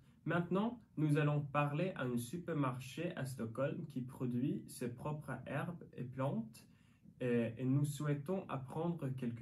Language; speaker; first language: French; non-native, learner; Swedish